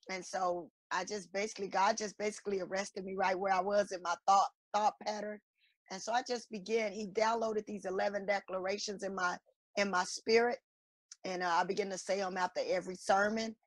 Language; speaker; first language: English; native; English